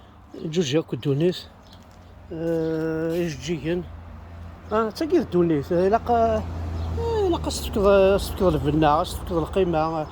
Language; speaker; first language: Arabic; native; Arabic